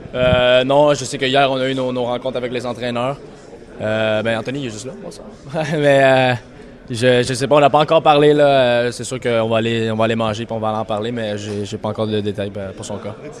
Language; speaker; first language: French; native; French